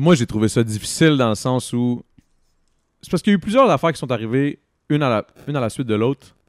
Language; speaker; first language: French; native; French